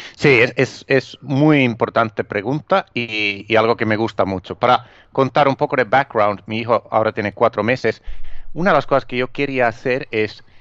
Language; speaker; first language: Spanish; non-native, fluent; Finnish